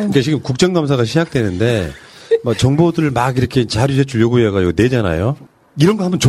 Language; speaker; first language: Korean; native; Korean